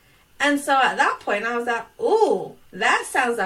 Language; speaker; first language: English; native; English